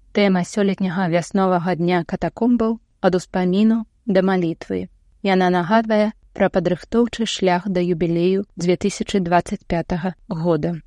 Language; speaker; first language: Belarusian; native; Belarusian